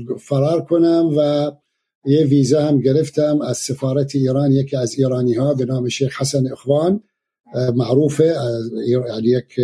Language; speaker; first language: Persian; non-native, fluent; Arabic